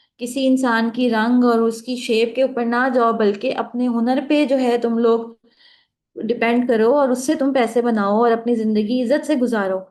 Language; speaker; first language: Urdu; native; Urdu